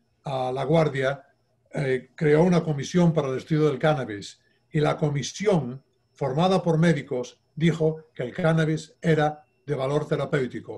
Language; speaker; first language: Spanish; native; Spanish